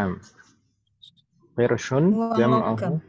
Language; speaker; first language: Arabic; non-native, fluent; Indonesian